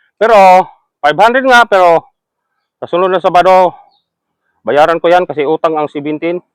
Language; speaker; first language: Filipino; non-native, local second language; Cebuano